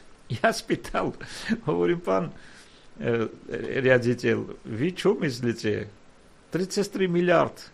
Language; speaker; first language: Slovak; non-native, fluent; Armenian